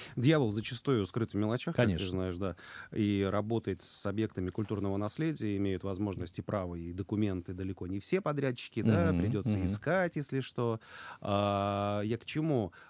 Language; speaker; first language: Russian; native; Russian